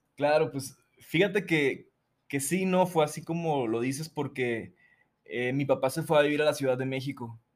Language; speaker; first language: Spanish; native; Spanish